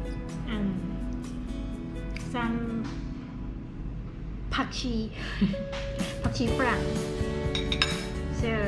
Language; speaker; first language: English; non-native, learner; Thai